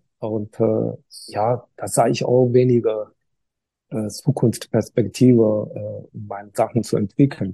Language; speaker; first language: German; non-native, learner; Chinese